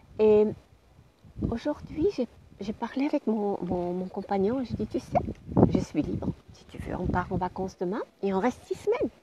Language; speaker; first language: French; non-native, fluent; German